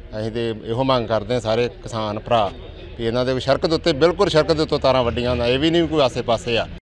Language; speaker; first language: Punjabi; native; Punjabi